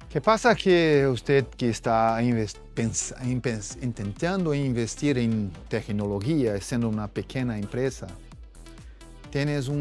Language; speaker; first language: Spanish; non-native, fluent; Portuguese